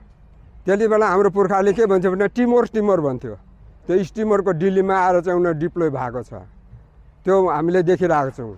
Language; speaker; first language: Nepali; native; Nepali